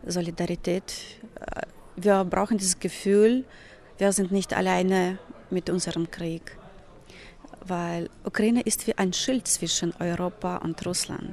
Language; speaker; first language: German; non-native, fluent; Ukrainian